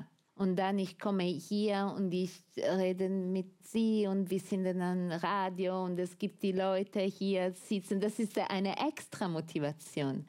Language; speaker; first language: German; non-native, fluent; Italian